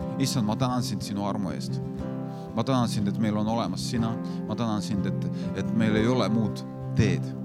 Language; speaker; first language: Estonian; non-native, fluent; Lithuanian